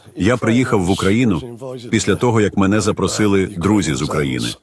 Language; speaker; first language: Ukrainian; non-native, fluent; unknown